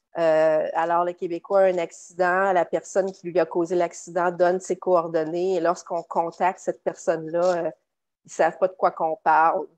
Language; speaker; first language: French; native; French